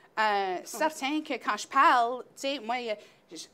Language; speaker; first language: French; native; French